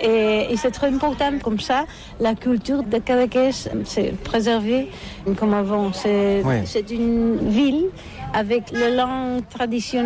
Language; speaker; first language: French; non-native, learner; Catalan